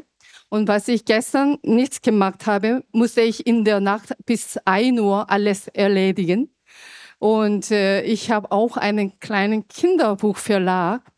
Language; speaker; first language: German; non-native, fluent; Korean